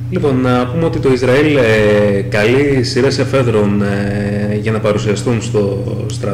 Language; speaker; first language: Greek; native; Greek